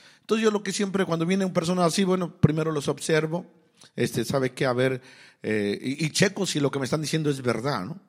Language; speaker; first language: Spanish; native; Spanish